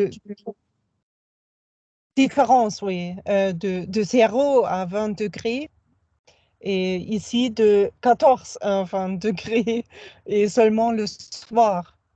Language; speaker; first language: French; non-native, fluent; German